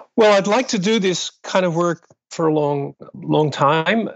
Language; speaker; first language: English; non-native, fluent; Dutch